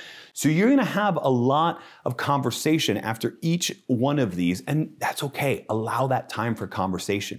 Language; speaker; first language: English; native; English